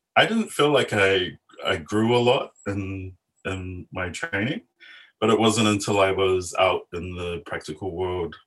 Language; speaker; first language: English; native; English